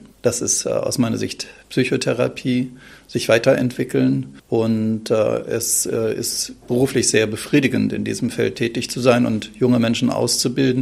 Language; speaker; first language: German; native; German